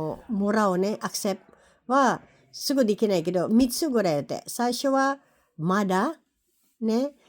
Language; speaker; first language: Japanese; non-native, learner; Filipino